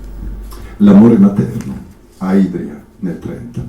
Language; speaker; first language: Italian; native; Italian